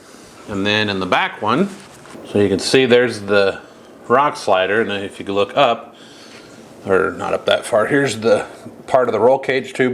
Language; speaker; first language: English; native; English